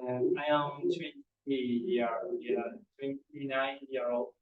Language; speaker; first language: English; non-native, learner; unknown